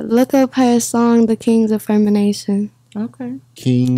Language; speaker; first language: English; native; English